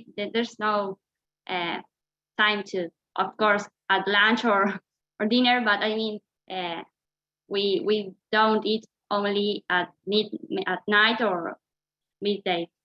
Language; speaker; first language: English; non-native, fluent; Spanish